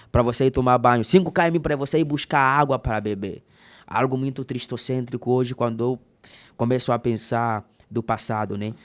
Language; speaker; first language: Portuguese; non-native, local second language; Makhuwa